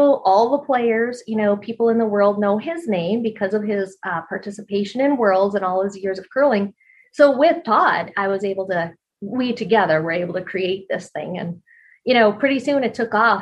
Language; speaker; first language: English; native; English